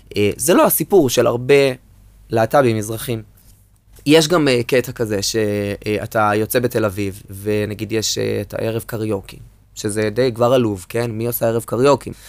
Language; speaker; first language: Hebrew; native; Hebrew